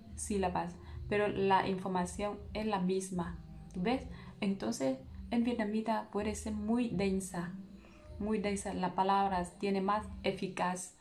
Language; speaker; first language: Spanish; non-native, learner; Vietnamese